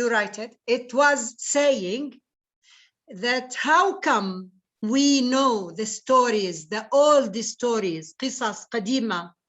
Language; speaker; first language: English; non-native, learner; Arabic